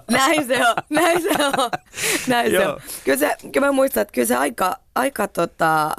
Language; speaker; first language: Finnish; native; Finnish